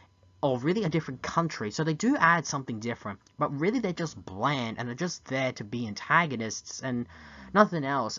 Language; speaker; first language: English; native; English